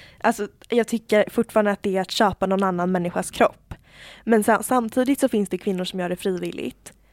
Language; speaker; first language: Swedish; native; Swedish